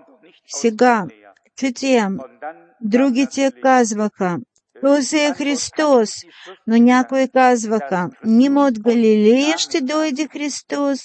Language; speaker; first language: Bulgarian; non-native, fluent; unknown